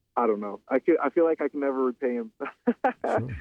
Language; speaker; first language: English; native; English